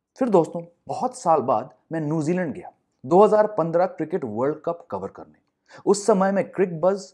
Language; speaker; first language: Hindi; non-native, local second language; English